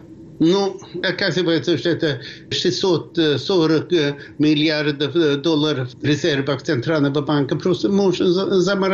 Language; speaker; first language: Russian; non-native, fluent; Swedish